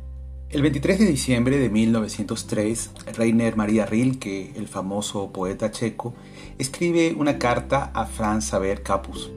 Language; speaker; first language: Spanish; native; Spanish